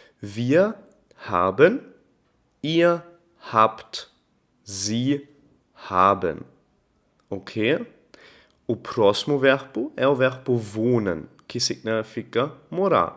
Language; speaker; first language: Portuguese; non-native, fluent; German